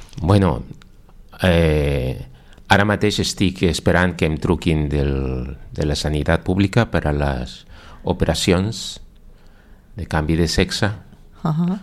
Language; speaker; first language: Catalan; non-native, fluent; Spanish